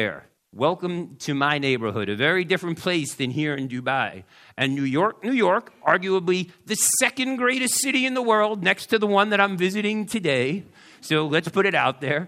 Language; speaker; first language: English; native; English